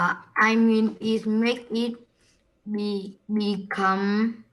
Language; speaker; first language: English; non-native, learner; Vietnamese